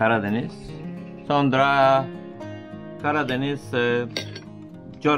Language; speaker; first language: Turkish; non-native, learner; Hindi